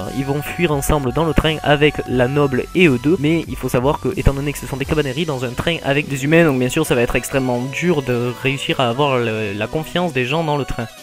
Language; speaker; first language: French; native; French